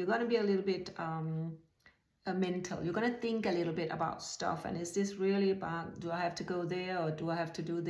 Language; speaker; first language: English; non-native, fluent; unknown